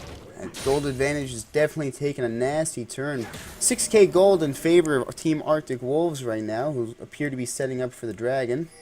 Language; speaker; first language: English; native; English